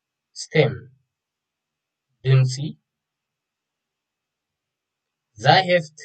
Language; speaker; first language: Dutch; non-native, fluent; Tigrinya